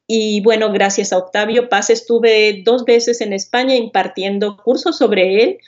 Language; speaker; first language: Spanish; native; Spanish